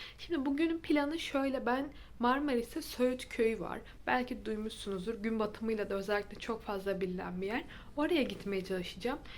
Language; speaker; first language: Turkish; native; Turkish